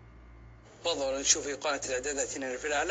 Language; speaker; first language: Arabic; native; Arabic